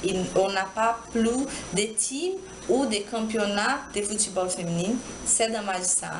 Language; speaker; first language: French; non-native, learner; Portuguese